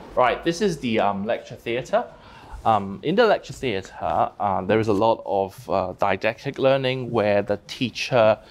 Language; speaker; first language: English; non-native, local second language; Cantonese